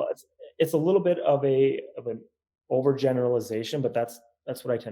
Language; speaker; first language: English; native; English